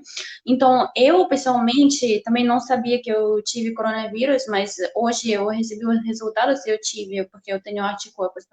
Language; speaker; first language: Portuguese; non-native, fluent; Russian